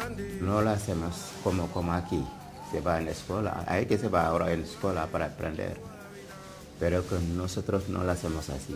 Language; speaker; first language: Spanish; non-native, learner; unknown